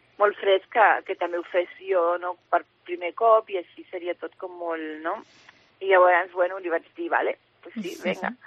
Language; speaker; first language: Catalan; early bilingual, heritage; English